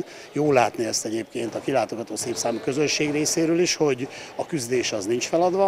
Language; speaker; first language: Hungarian; native; Hungarian